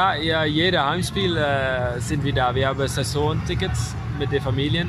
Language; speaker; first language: German; non-native, learner; Dutch